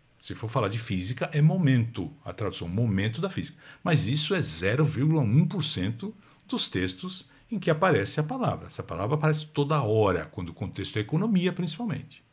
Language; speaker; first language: Portuguese; native; Portuguese